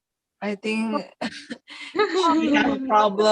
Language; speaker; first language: English; non-native, learner; Indonesian